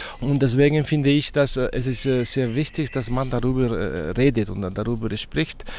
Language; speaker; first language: German; non-native, fluent; Spanish